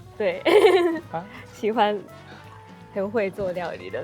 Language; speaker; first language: Chinese; non-native, fluent; Japanese